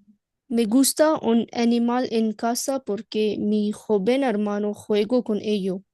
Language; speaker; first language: Spanish; non-native, learner; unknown